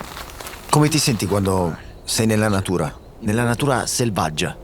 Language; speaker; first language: Italian; native; Italian